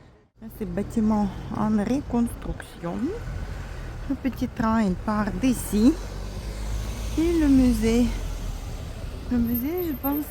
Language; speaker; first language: French; non-native, fluent; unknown